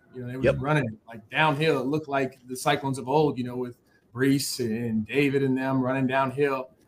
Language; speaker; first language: English; native; English